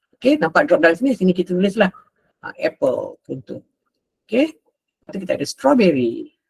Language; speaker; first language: Malay; native; Malay